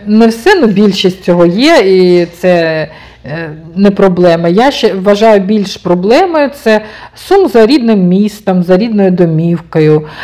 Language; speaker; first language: Ukrainian; non-native, local second language; Russian